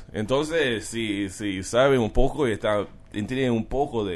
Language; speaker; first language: Spanish; non-native, learner; English